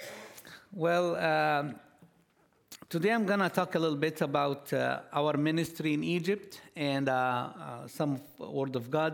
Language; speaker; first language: English; non-native, fluent; Arabic